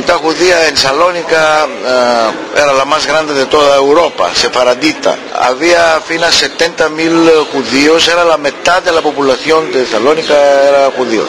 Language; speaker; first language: Spanish; early bilingual, heritage; Ladino